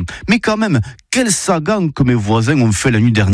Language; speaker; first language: French; native; French